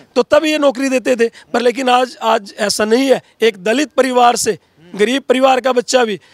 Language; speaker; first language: Hindi; native; Hindi